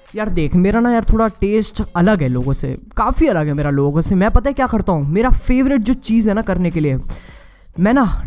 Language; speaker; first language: Hindi; native; Hindi